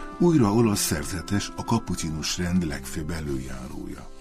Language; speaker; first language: Hungarian; native; Hungarian